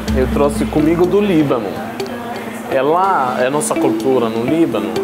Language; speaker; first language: Portuguese; non-native, learner; Arabic